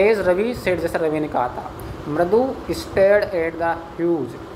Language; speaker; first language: Hindi; native; Hindi